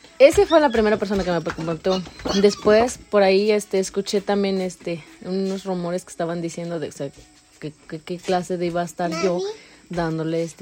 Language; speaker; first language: Spanish; non-native, local second language; Nahuatl languages